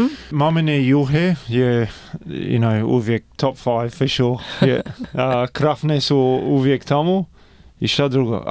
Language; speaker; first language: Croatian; early bilingual, heritage; Croatian